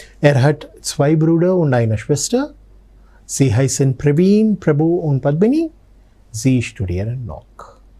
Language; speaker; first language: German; non-native, fluent; Telugu